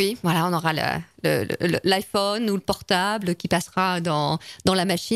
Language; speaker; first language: French; native; French